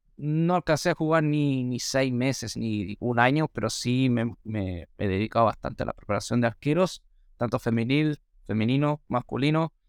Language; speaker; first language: Spanish; non-native, fluent; English